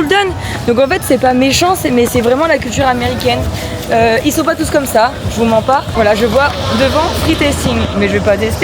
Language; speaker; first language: French; native; French